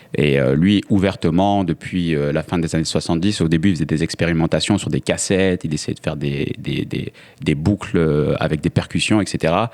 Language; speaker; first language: French; native; French